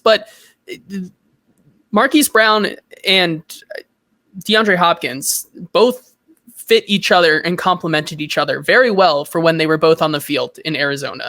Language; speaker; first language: English; native; English